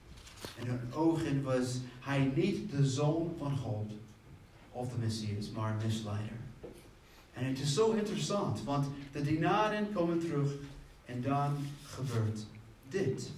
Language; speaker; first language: Dutch; non-native, fluent; English